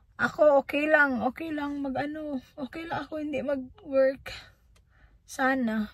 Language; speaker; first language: Filipino; non-native, local second language; Cebuano